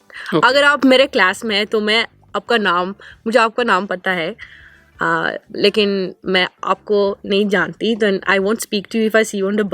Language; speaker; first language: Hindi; non-native, fluent; Norwegian